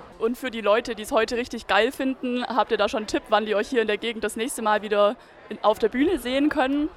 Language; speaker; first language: German; native; German